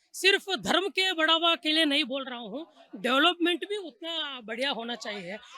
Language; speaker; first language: Hindi; non-native, local second language; Kannada